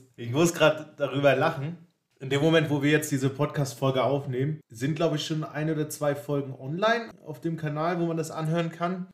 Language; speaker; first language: German; native; German